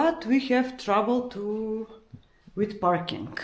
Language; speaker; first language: English; non-native, learner; Russian